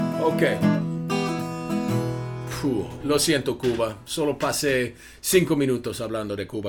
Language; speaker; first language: Spanish; non-native, fluent; English